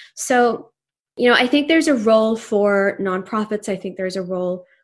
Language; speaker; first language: English; non-native, local second language; Urdu